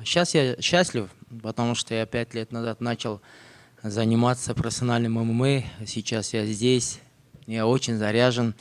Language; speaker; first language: Russian; non-native, local second language; Kazakh